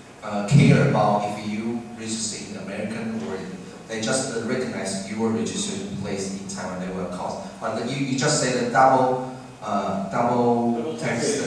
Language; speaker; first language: English; non-native, fluent; Chinese